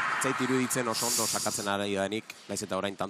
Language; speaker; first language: Basque; native; Basque